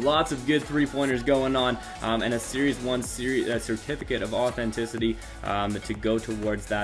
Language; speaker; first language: English; native; English